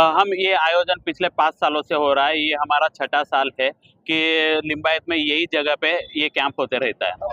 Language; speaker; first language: Hindi; non-native, local second language; Marathi